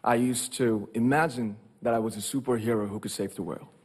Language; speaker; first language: English; non-native, fluent; Korean